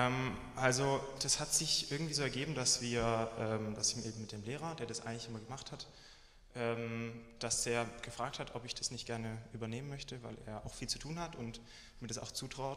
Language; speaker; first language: German; native; German